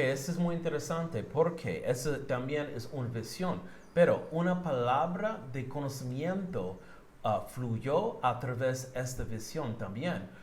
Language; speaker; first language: Spanish; non-native, learner; English